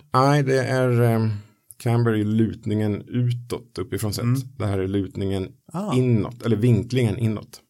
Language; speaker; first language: Swedish; native; Swedish